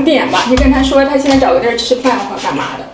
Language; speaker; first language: Chinese; native; Chinese